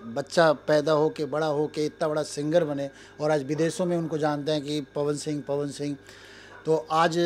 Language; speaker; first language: Hindi; native; Hindi